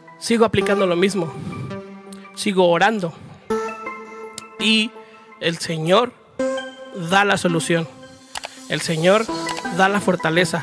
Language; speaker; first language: Spanish; native; Spanish